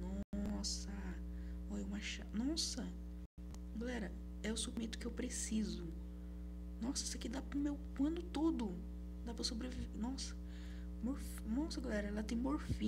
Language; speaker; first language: Portuguese; native; Portuguese